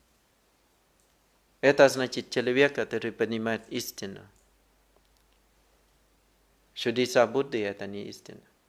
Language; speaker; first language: Russian; non-native, learner; Thai